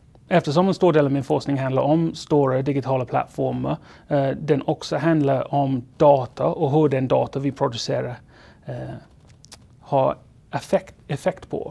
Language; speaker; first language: Swedish; non-native, fluent; English